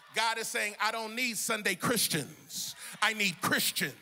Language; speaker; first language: English; native; English